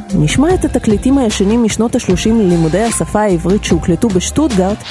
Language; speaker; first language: Hebrew; non-native, fluent; Russian